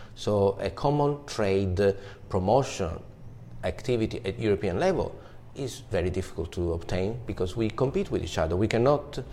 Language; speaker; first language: English; non-native, fluent; Italian